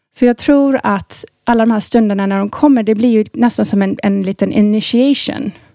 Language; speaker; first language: Swedish; early bilingual, heritage; Swedish